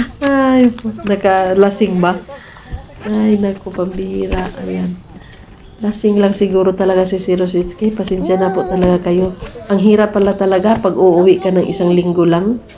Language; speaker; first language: Filipino; non-native, local second language; Cebuano